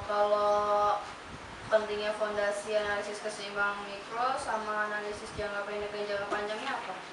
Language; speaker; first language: Indonesian; native; Indonesian